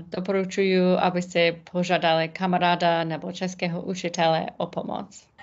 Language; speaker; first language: Czech; non-native, learner; English